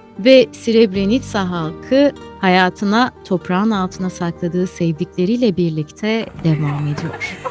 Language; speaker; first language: Turkish; native; Turkish